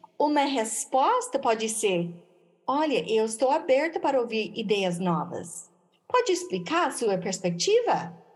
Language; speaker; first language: Portuguese; non-native, fluent; English